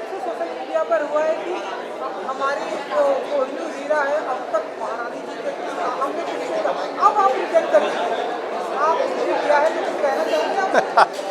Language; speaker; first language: Hindi; native; Hindi